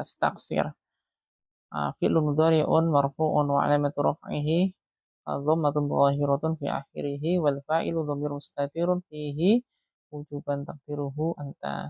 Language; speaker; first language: Arabic; non-native, fluent; Indonesian